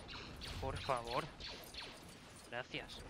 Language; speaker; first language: Spanish; native; Spanish